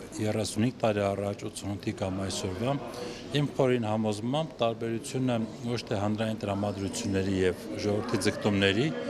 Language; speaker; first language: Armenian; native; Armenian